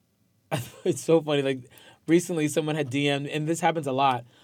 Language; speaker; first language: English; native; English